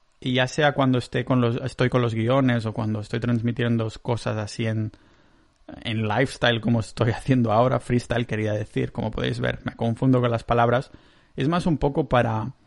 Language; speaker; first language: Spanish; non-native, local second language; Catalan